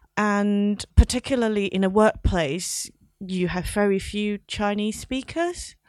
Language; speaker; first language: English; non-native, local second language; Cantonese